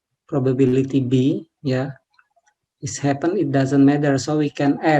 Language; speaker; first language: English; non-native, learner; Indonesian